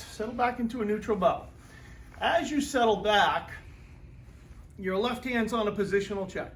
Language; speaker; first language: English; native; English